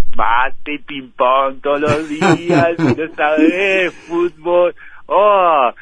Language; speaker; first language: Spanish; native; Spanish